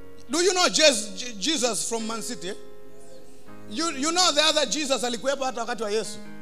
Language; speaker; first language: English; non-native, local second language; Swahili